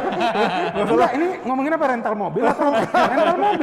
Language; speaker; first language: Indonesian; native; Indonesian